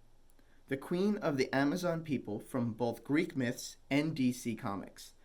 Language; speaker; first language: English; native; English